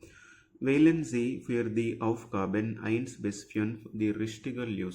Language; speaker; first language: German; non-native, fluent; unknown